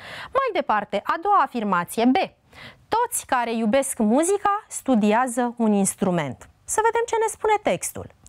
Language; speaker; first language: Romanian; native; Romanian